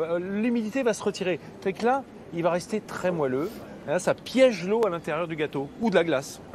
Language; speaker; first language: French; native; French